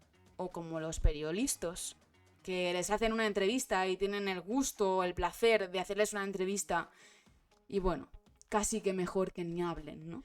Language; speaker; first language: Spanish; native; Spanish